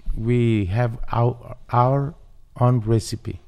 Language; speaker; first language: English; non-native, learner; Spanish